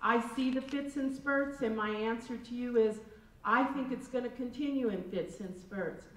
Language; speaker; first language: English; native; English